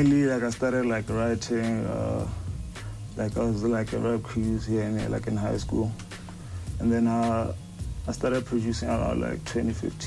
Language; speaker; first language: English; non-native, local second language; Tswana